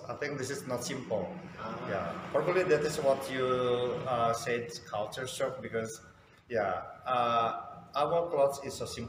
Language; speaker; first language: English; non-native, fluent; Sundanese